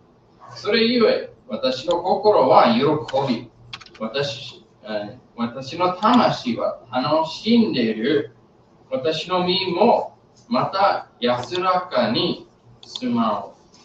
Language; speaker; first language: Japanese; non-native, fluent; English